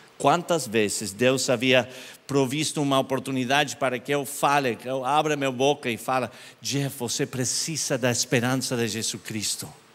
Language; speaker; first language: Portuguese; non-native, learner; English